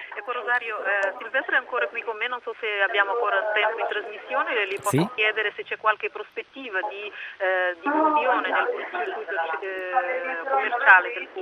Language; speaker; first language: Italian; non-native, fluent; Portuguese